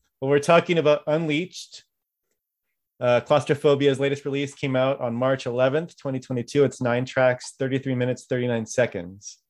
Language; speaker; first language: English; native; English